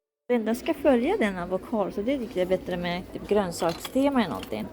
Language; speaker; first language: Swedish; non-native, learner; Japanese